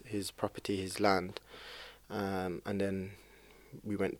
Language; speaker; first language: English; native; English